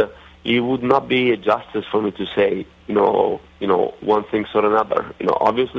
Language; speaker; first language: English; non-native, fluent; Italian